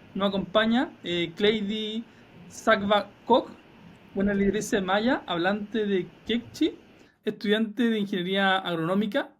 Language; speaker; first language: Spanish; native; Spanish